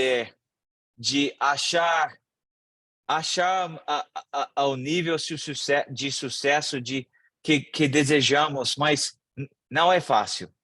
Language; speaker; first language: Portuguese; non-native, fluent; English